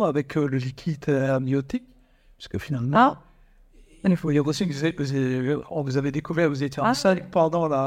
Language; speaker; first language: French; native; French